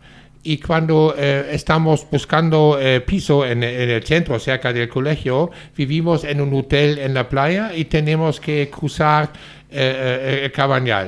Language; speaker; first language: Spanish; non-native, fluent; German